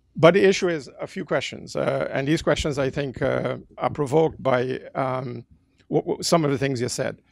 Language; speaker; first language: English; early bilingual, other home language; Dutch